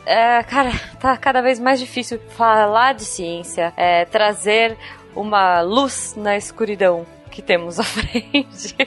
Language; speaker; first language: Portuguese; native; Portuguese